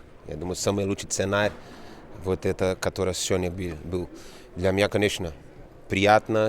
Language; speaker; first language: Russian; non-native, fluent; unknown